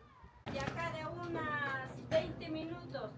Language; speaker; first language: Spanish; native; Spanish